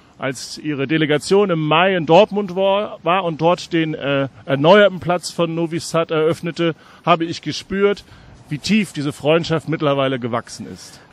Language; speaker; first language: German; native; German